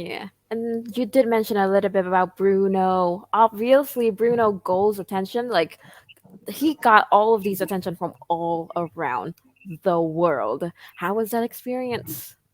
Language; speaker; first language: English; non-native, fluent; Khmer